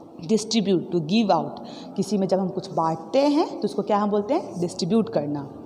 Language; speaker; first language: Hindi; native; Hindi